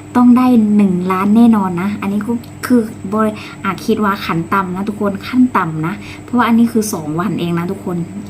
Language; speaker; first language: Thai; native; Thai